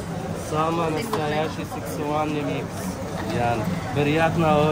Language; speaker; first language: Russian; non-native, learner; Arabic